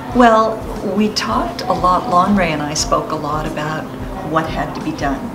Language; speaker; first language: English; native; English